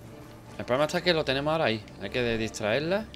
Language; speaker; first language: Spanish; native; Spanish